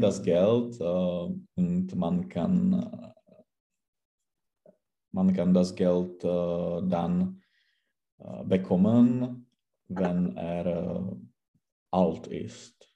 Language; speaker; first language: German; non-native, learner; Czech